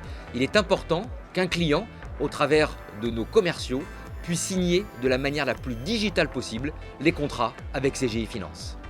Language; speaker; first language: French; native; French